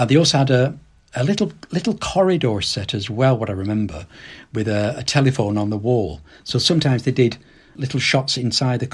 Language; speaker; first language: English; native; English